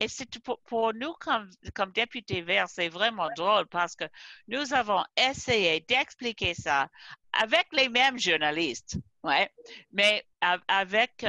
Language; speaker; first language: French; non-native, fluent; English